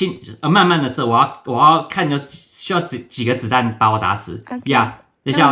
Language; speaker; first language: Chinese; early bilingual, heritage; Chinese